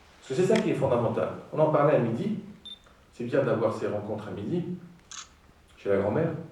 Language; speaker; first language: French; non-native, fluent; Greek